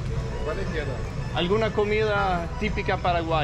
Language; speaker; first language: Spanish; non-native, fluent; English